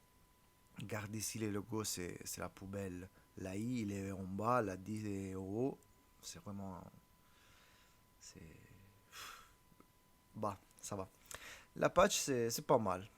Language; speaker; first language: French; non-native, learner; Italian